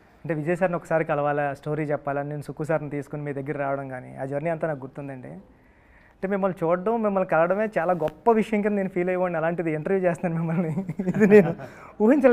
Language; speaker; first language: Telugu; native; Telugu